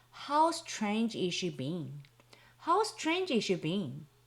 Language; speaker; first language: English; non-native, fluent; Korean